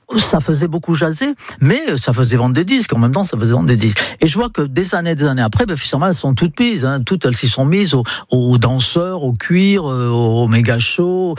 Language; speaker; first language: French; non-native, fluent; English